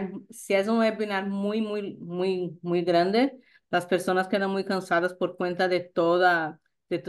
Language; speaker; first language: Spanish; non-native, fluent; Portuguese